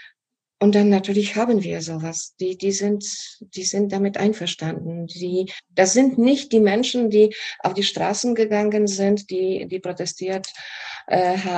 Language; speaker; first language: German; non-native, fluent; Polish